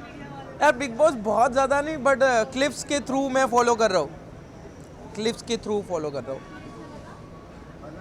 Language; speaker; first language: Hindi; native; Hindi